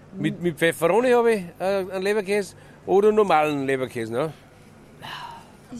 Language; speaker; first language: German; native; German